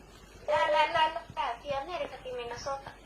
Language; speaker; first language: Arabic; non-native, learner; Somali